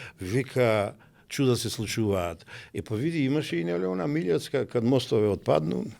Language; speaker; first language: Macedonian; native; Macedonian